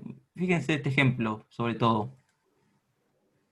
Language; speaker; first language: Spanish; native; Spanish